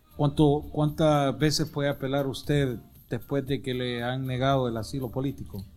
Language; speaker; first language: Spanish; native; Spanish